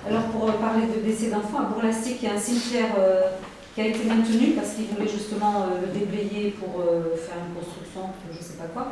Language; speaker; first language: French; native; French